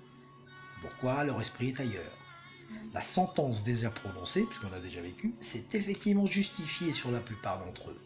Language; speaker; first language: French; native; French